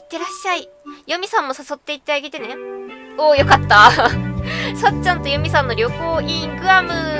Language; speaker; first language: Japanese; native; Japanese